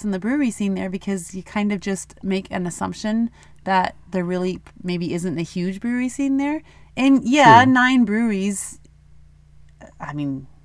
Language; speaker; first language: English; native; English